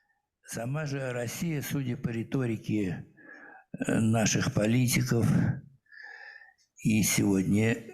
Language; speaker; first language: Russian; native; Russian